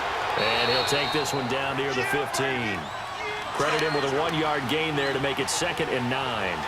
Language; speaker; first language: English; native; English